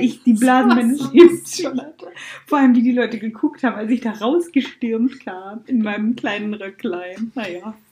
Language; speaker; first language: German; native; German